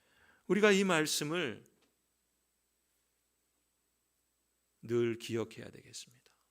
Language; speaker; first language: Korean; native; Korean